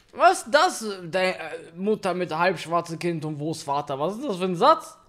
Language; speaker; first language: German; native; German